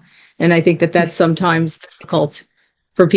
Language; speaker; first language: English; native; English